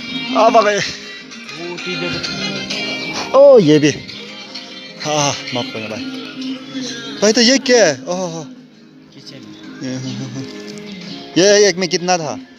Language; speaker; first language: Hindi; non-native, local second language; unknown